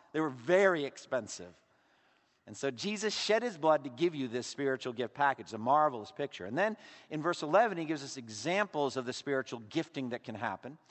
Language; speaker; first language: English; native; English